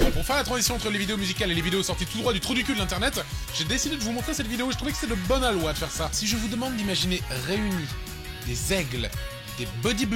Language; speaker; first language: French; native; French